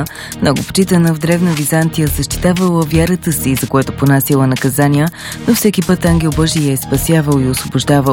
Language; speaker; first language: Bulgarian; native; Bulgarian